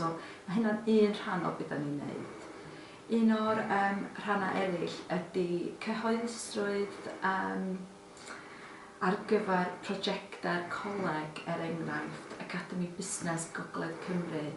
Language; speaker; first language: Welsh; non-native, fluent; English